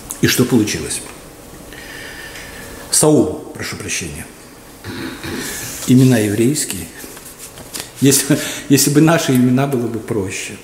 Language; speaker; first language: Russian; native; Russian